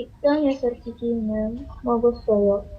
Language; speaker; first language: Korean; non-native, learner; Indonesian